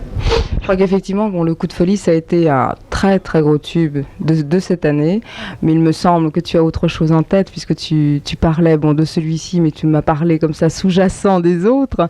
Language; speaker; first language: French; native; French